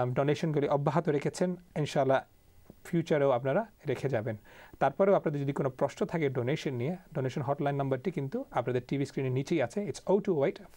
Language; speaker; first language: Bangla; early bilingual, heritage; Bangla